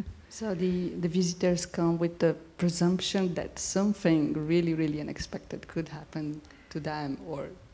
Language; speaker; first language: English; non-native, fluent; Bulgarian